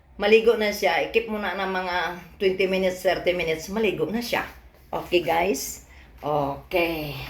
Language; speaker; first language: Filipino; non-native, local second language; Cebuano